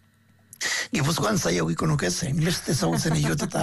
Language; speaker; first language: Basque; native; Basque